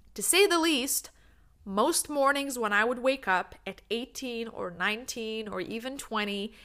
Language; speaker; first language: English; non-native, fluent; Lithuanian